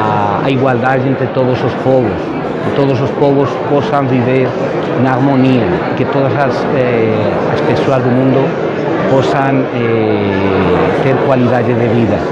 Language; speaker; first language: Spanish; non-native, fluent; Portuguese